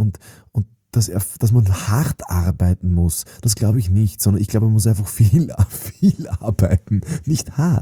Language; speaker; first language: German; native; German